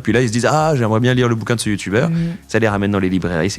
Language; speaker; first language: French; native; French